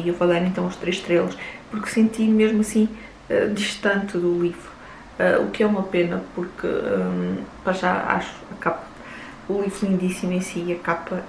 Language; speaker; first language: Portuguese; native; Portuguese